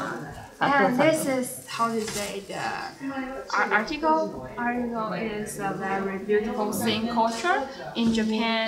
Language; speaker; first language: English; non-native, learner; Burmese